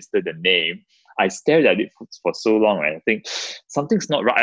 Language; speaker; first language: English; non-native, local second language; Chinese